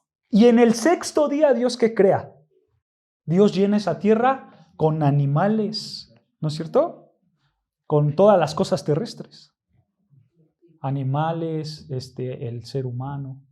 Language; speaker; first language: Spanish; native; Spanish